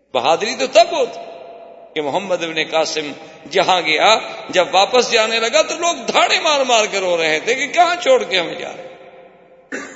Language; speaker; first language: Urdu; native; Urdu